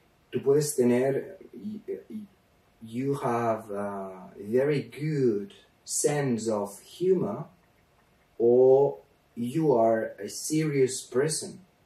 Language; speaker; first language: English; non-native, fluent; Spanish